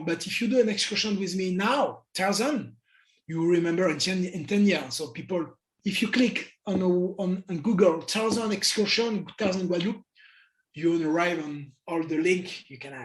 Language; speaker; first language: English; non-native, learner; French